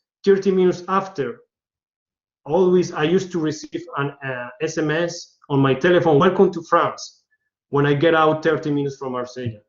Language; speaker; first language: English; non-native, learner; Spanish